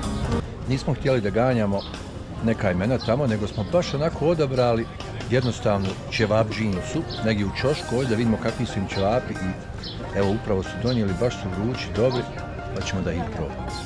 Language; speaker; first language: Croatian; native; Croatian